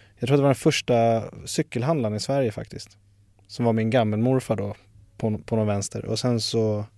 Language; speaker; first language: Swedish; native; Swedish